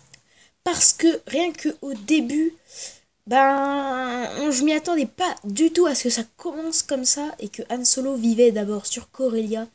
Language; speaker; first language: French; native; French